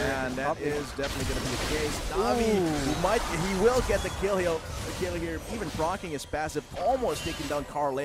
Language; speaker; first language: English; non-native, local second language; Filipino